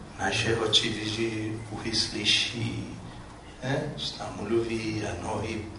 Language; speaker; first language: Czech; non-native, learner; Amharic